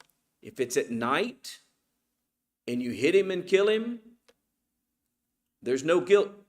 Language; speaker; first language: English; native; English